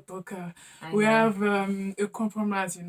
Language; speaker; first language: English; non-native, learner; French